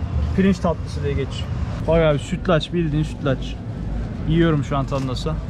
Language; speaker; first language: Turkish; native; Turkish